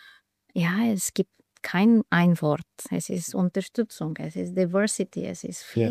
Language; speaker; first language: German; non-native, learner; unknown